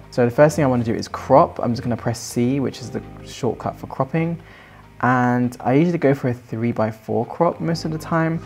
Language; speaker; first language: English; native; English